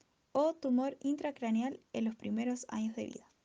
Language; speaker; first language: Spanish; native; Spanish